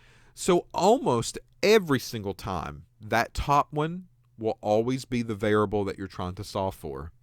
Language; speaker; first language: English; native; English